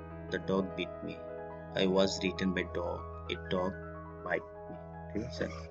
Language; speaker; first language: English; non-native, local second language; Bangla